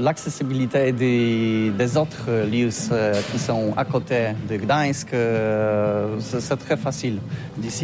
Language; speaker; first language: French; non-native, learner; Polish